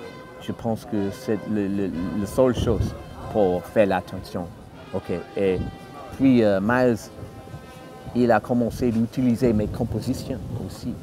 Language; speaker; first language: French; non-native, fluent; English